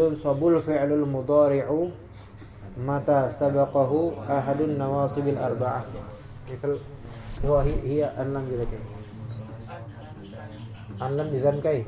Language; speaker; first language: Arabic; non-native, fluent; Indonesian